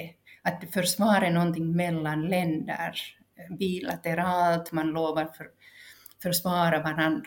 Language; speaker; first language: Swedish; non-native, local second language; Finnish